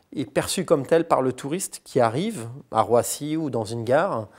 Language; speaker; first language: French; native; French